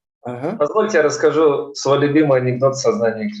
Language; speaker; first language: Russian; native; Russian